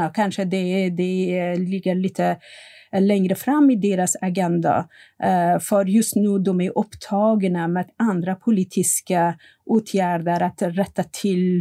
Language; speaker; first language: Swedish; non-native, fluent; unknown